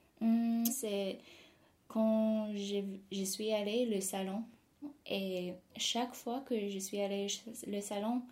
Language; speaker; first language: French; non-native, fluent; English